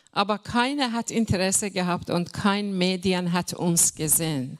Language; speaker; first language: German; non-native, learner; Persian